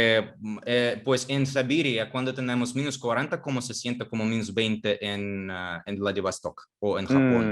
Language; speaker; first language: Spanish; non-native, fluent; Russian